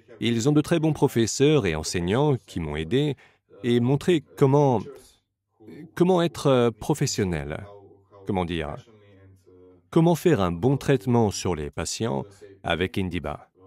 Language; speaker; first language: French; non-native, fluent; Slovenian